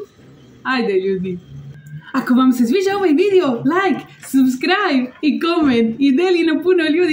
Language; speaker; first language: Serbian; non-native, learner; Spanish